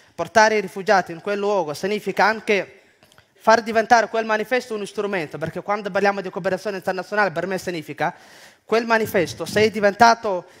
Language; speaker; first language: Italian; non-native, fluent; Somali